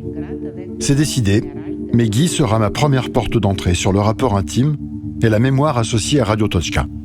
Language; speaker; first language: French; native; French